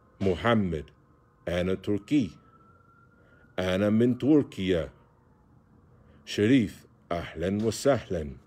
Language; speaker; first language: Arabic; non-native, fluent; English